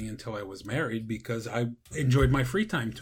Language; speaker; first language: English; native; English